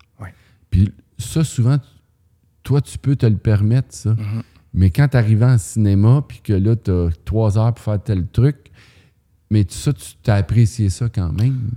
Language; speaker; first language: French; native; French